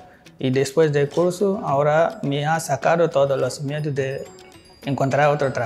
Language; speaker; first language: Spanish; non-native, fluent; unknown